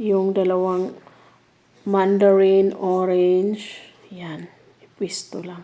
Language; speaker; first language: Filipino; native; Filipino